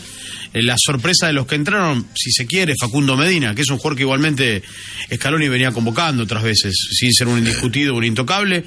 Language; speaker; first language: Spanish; native; Spanish